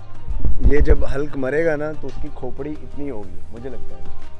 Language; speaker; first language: Hindi; non-native, local second language; Punjabi